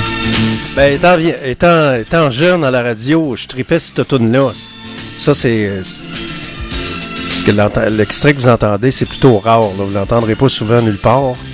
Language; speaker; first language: French; native; French